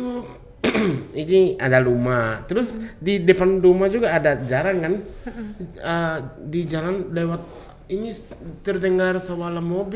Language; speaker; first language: Indonesian; non-native, learner; Japanese